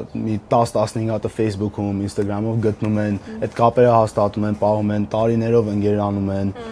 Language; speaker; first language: Armenian; early bilingual, heritage; Armenian